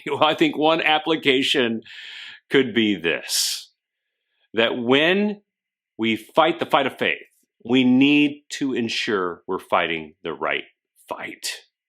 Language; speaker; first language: English; native; English